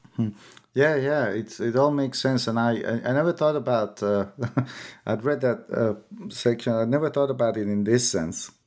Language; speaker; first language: English; non-native, fluent; Persian